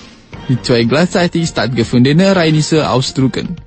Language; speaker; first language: German; non-native, fluent; Indonesian